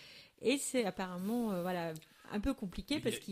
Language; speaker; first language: French; native; French